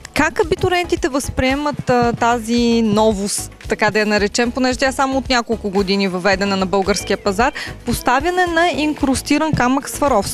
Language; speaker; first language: Bulgarian; native; Bulgarian